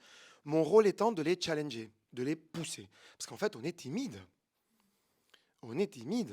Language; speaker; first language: French; native; French